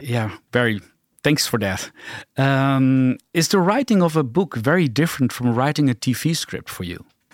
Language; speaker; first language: English; non-native, fluent; Dutch